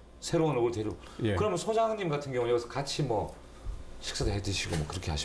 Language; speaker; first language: Korean; native; Korean